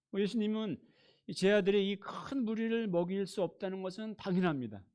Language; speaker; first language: Korean; native; Korean